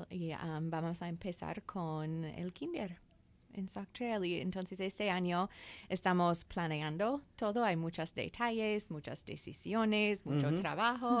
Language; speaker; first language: Spanish; non-native, fluent; English